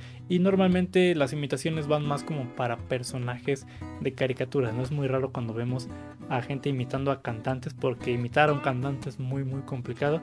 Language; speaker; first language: Spanish; native; Spanish